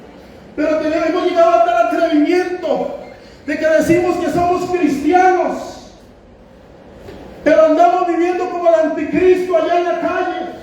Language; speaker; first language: Spanish; native; Spanish